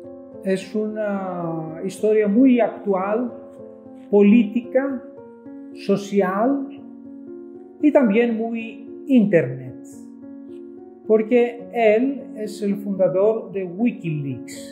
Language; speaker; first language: Spanish; non-native, fluent; Greek